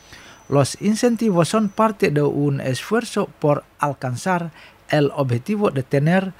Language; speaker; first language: Spanish; non-native, fluent; Indonesian